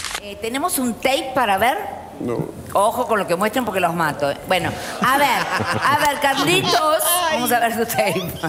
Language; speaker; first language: Spanish; native; Spanish